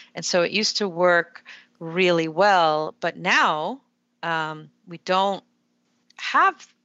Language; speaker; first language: English; early bilingual, other home language; Spanish